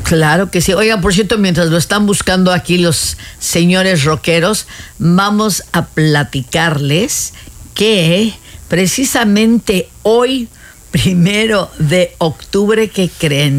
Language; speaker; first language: Spanish; native; Spanish